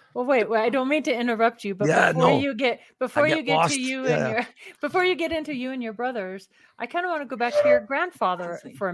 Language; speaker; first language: English; native; English